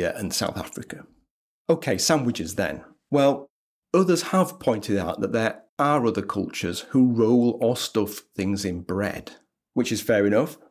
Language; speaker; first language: English; native; English